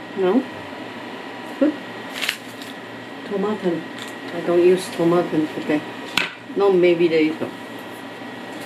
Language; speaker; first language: English; non-native, learner; Chinese